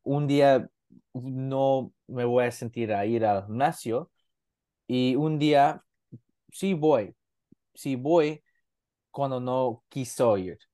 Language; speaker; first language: Spanish; non-native, learner; English